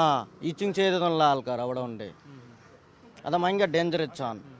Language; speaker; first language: Malayalam; non-native, local second language; Assamese